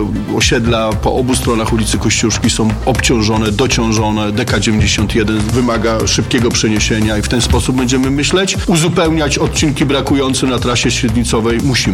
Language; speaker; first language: Polish; native; Polish